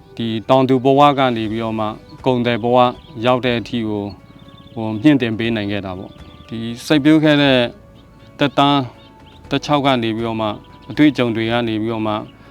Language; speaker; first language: Burmese; native; Burmese